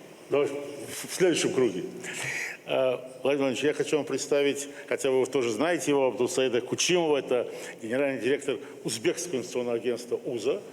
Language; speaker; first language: Russian; native; Russian